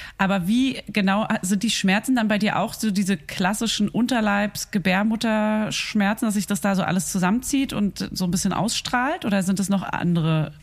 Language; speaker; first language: German; native; German